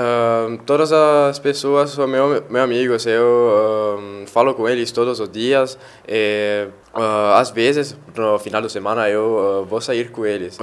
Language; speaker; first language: Portuguese; non-native, learner; Italian